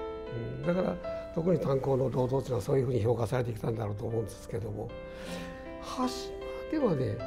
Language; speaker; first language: Japanese; native; Japanese